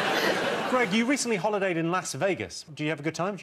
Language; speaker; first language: English; native; English